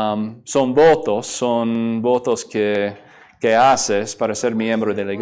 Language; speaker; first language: Spanish; non-native, fluent; English